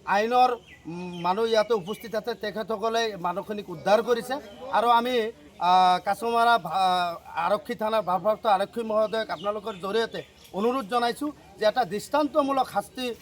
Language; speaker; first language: Assamese; non-native, local second language; Bangla